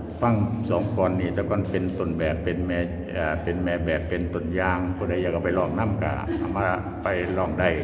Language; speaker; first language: Thai; non-native, local second language; Northeastern Thai